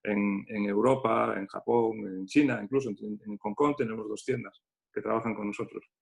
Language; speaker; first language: Spanish; native; Spanish